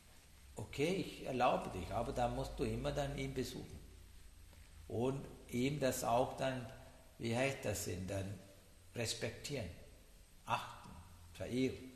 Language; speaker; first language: German; non-native, learner; Sinhala